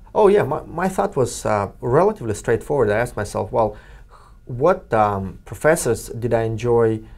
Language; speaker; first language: English; non-native, fluent; Russian